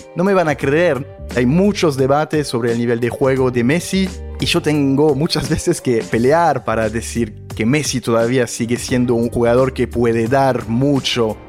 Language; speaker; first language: Spanish; non-native, fluent; French